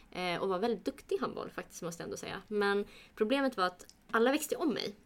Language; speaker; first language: Swedish; early bilingual, other home language; Kurdish